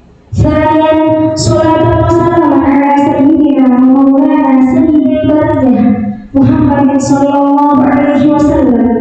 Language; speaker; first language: Arabic; non-native, learner; Indonesian